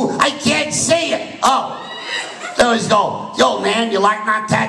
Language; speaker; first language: English; native; English